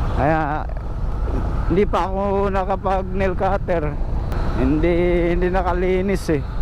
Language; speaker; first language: Filipino; non-native, local second language; Cebuano